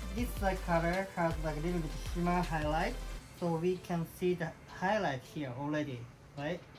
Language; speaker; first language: English; non-native, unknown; Japanese